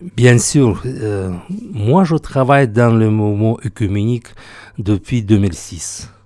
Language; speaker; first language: French; non-native, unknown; Russian